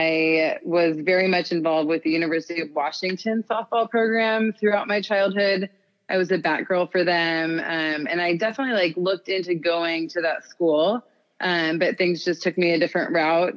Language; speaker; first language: English; native; English